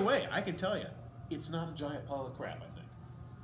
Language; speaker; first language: English; native; English